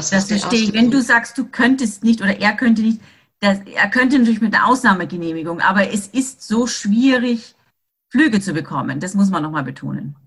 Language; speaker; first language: German; native; German